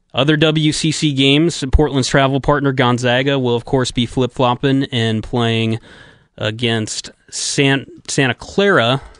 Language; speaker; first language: English; native; English